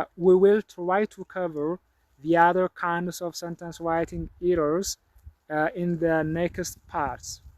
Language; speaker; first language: English; non-native, local second language; Amharic